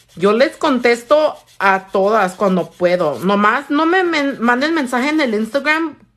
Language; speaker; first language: Spanish; early bilingual, heritage; Spanish